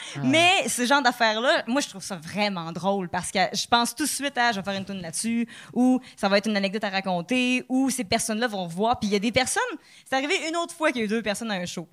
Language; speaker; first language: French; native; French